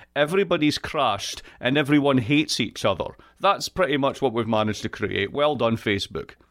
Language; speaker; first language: English; native; English